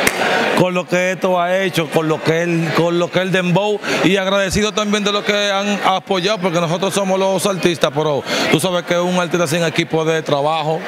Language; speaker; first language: Spanish; native; Spanish